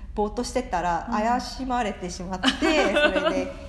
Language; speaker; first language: Japanese; non-native, fluent; Korean